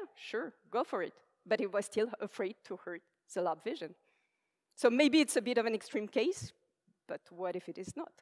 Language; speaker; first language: English; non-native, fluent; French